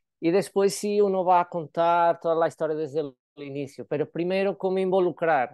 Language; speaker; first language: Spanish; non-native, fluent; Portuguese